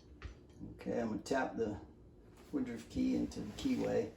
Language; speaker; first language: English; native; English